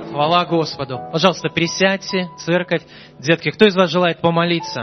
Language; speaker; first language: Russian; native; Russian